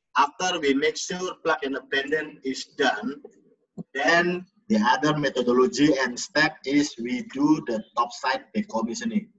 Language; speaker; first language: English; non-native, fluent; Indonesian